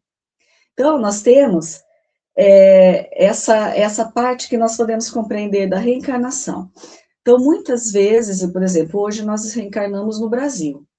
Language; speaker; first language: Portuguese; native; Portuguese